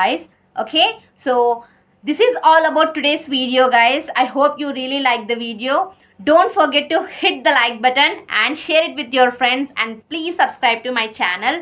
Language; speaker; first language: English; non-native, learner; Kannada